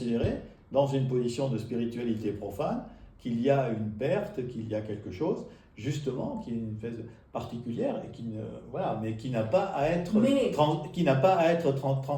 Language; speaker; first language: French; native; French